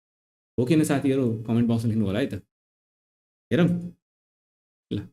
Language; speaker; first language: Nepali; native; Nepali